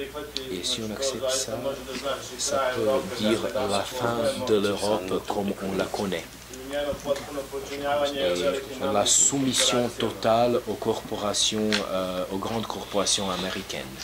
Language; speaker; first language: French; non-native, fluent; Serbian